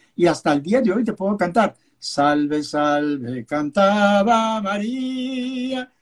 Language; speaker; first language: Spanish; non-native, local second language; Yiddish